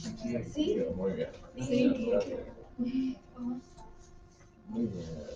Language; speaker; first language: Spanish; non-native, fluent; English